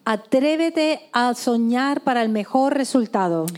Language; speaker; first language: Spanish; native; Spanish